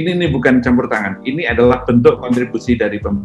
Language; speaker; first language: Indonesian; native; Indonesian